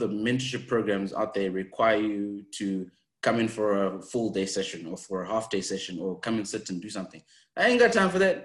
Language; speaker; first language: English; non-native, local second language; Shona